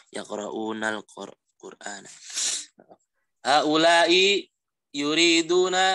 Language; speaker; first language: Arabic; non-native, learner; Indonesian